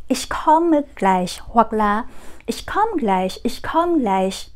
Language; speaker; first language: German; non-native, learner; Vietnamese